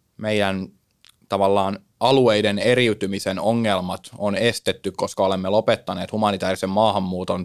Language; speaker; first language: Finnish; native; Finnish